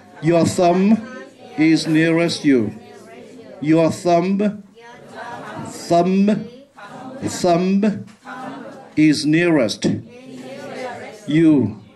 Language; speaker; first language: English; non-native, fluent; Vietnamese